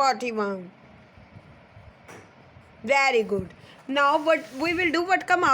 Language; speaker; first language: English; non-native, local second language; Hindi